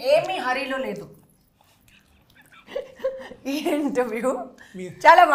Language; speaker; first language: Telugu; non-native, learner; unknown